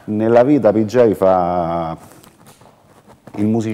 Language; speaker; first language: Italian; native; Italian